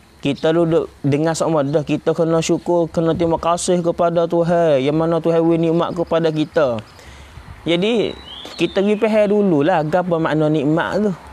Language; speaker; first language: Malay; native; Malay